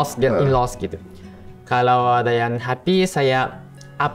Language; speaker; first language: Indonesian; non-native, fluent; Japanese